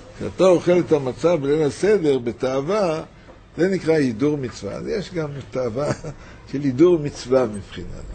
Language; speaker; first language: Hebrew; native; Hebrew